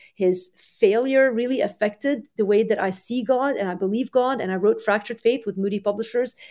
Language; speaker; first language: English; early bilingual, other home language; Arabic